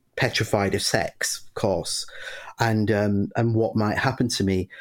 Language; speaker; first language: English; native; English